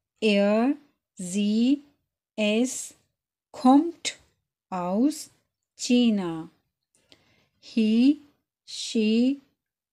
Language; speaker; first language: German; non-native, fluent; Urdu